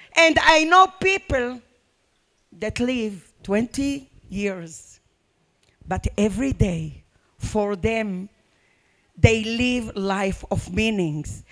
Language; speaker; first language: English; non-native, learner; Arabic